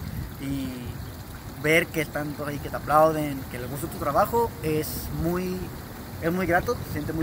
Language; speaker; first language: Spanish; native; Spanish